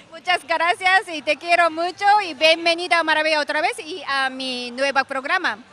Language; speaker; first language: Spanish; non-native, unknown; Japanese